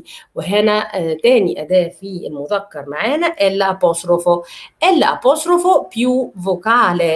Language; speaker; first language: Arabic; native; Arabic